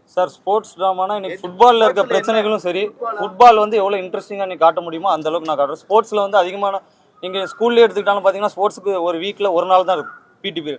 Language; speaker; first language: Tamil; native; Tamil